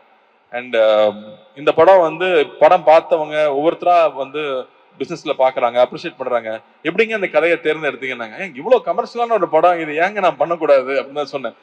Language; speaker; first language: Tamil; native; Tamil